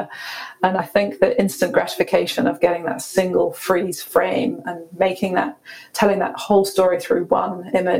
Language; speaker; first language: English; native; English